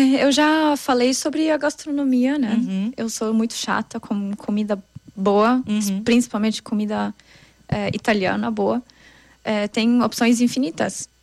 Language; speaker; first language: Portuguese; non-native, fluent; German